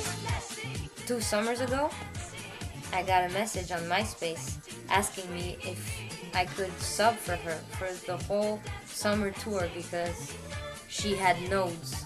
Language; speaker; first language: English; non-native, fluent; French